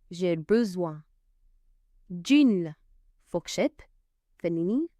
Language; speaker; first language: French; non-native, fluent; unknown